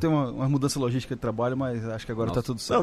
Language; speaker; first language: Portuguese; native; Portuguese